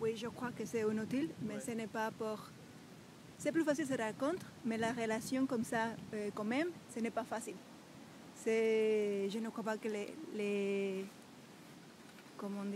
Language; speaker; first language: French; non-native, learner; Spanish